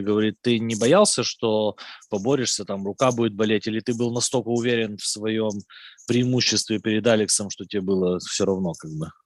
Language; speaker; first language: Russian; native; Russian